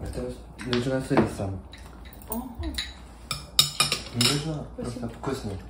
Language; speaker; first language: Russian; non-native, learner; Korean